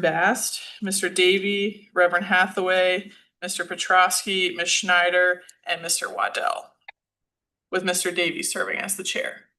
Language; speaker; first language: English; native; English